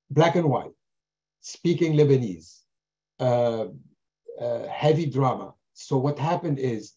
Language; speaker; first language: English; non-native, fluent; German